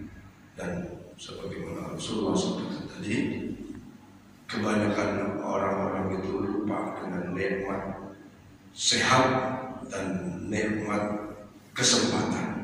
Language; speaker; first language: Indonesian; native; Indonesian